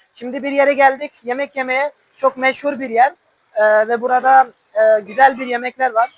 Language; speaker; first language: Turkish; non-native, fluent; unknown